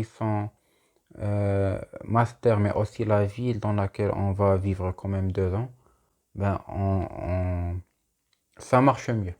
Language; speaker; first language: French; non-native, local second language; Arabic